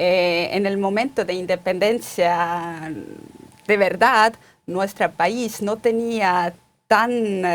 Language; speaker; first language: Spanish; non-native, fluent; Estonian